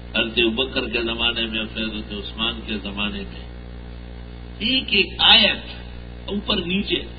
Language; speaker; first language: Urdu; non-native, local second language; Pashto